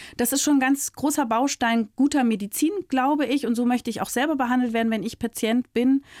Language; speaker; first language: German; native; German